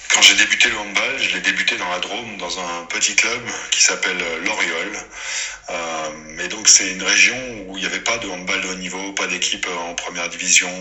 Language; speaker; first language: French; native; French